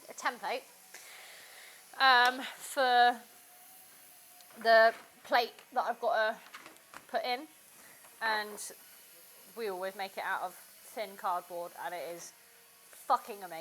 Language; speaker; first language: English; native; English